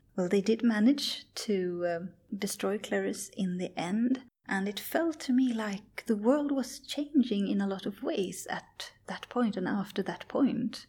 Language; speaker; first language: English; non-native, fluent; Swedish